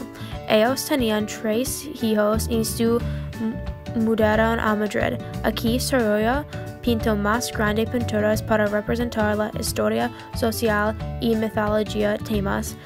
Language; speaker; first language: Spanish; non-native, learner; English